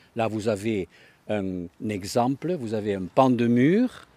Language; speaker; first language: French; native; French